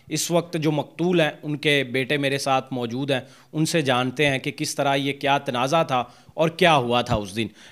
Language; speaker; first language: Urdu; non-native, local second language; Punjabi